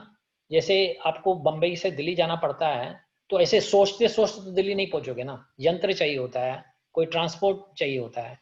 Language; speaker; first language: Hindi; native; Hindi